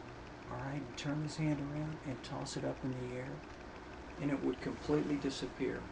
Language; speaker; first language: English; native; English